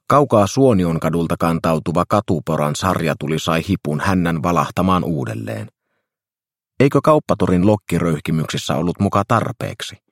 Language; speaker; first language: Finnish; native; Finnish